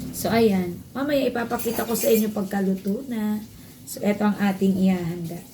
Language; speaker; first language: Filipino; non-native, local second language; Bikol